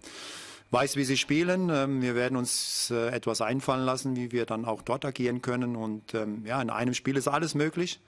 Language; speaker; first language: German; native; German